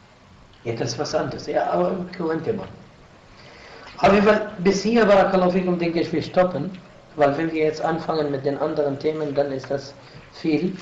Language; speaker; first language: German; non-native, fluent; Arabic